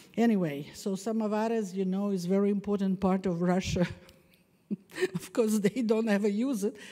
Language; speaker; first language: English; non-native, fluent; Russian